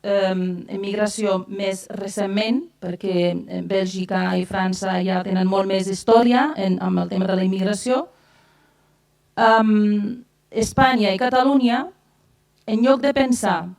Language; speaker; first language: Catalan; non-native, fluent; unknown